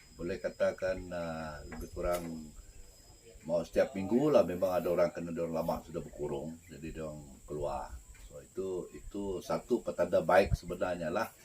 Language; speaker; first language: Malay; non-native, local second language; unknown